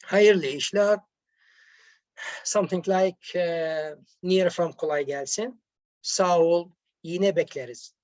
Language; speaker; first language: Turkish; non-native, fluent; Arabic